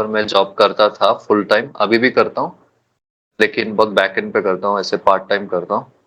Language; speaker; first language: Hindi; non-native, local second language; Tulu